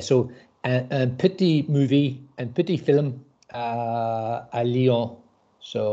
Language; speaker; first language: French; non-native, learner; English